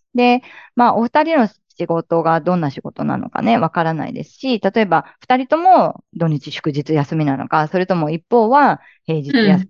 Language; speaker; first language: Japanese; native; Japanese